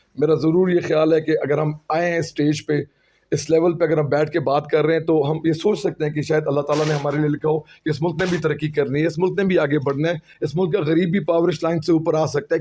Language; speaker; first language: Urdu; non-native, local second language; Pashto